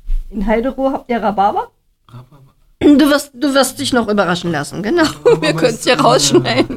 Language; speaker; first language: German; native; German